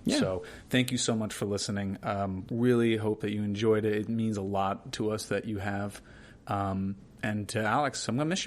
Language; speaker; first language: English; native; English